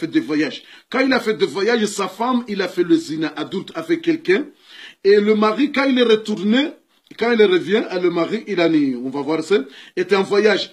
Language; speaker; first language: French; non-native, learner; Comorian